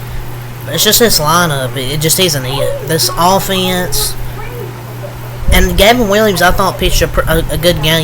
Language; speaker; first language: English; native; English